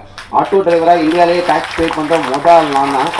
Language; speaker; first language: Tamil; native; Tamil